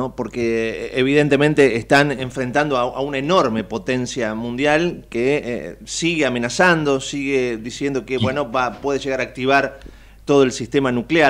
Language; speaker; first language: Spanish; native; Spanish